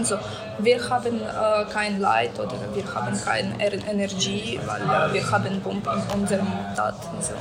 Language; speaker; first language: German; non-native, learner; Ukrainian